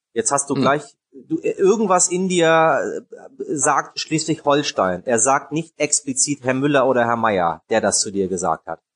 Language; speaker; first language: German; early bilingual, other home language; Persian